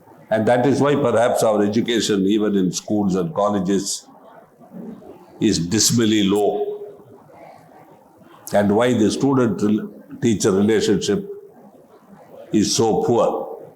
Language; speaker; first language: English; non-native, local second language; Tamil